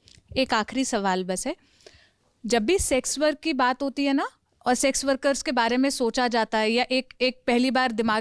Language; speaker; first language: Hindi; native; Hindi